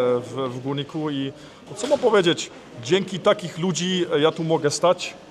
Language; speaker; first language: Polish; early bilingual, heritage; Polish